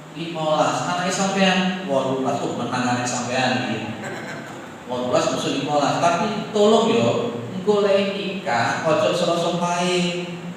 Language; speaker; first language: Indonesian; non-native, local second language; Javanese